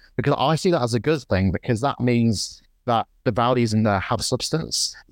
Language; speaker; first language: English; native; English